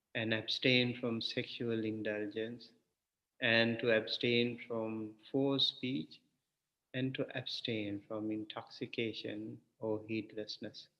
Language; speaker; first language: English; non-native, local second language; Sinhala